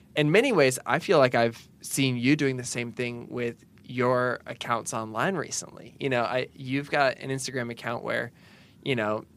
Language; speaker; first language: English; native; English